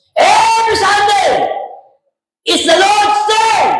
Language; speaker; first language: English; non-native, local second language; Filipino